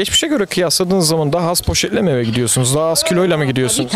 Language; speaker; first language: Turkish; native; Turkish